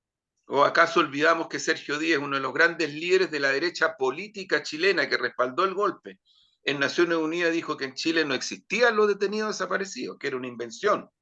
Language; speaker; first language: Spanish; native; Spanish